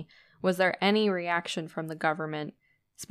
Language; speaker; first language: English; native; English